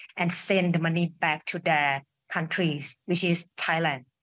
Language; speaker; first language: English; non-native, fluent; Thai